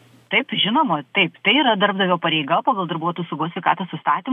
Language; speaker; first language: Lithuanian; native; Lithuanian